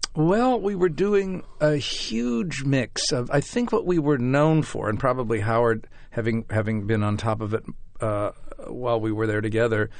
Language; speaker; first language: English; native; English